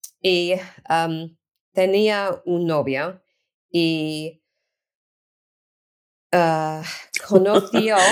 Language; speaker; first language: Spanish; non-native, learner; English